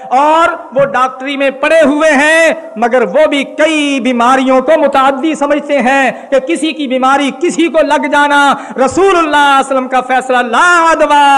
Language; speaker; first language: Urdu; non-native, local second language; Punjabi